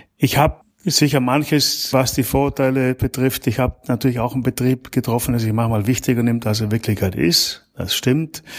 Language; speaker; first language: German; native; German